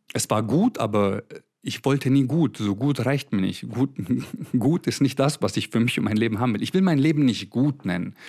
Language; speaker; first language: German; early bilingual, other home language; Croatian